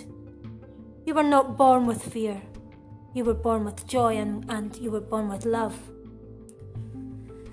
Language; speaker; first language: English; native; English